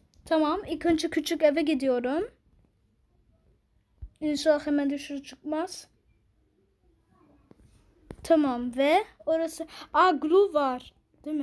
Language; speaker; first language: Turkish; early bilingual, heritage; Turkish